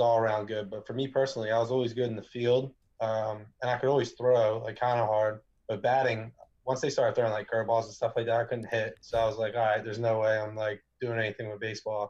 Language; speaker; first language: English; native; English